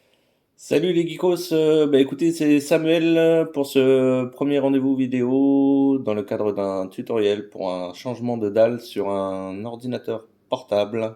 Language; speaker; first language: French; native; French